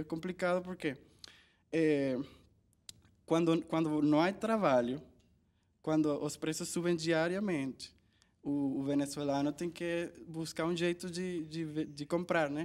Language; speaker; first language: Portuguese; non-native, learner; Spanish